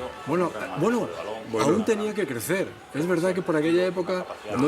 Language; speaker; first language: Spanish; native; Spanish